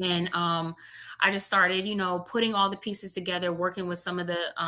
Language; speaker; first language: English; native; English